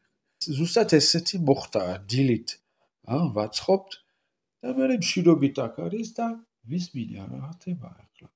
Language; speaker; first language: Georgian; non-native, learner; French